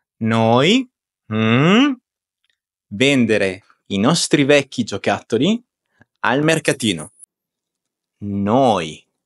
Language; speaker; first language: Italian; non-native, fluent; Spanish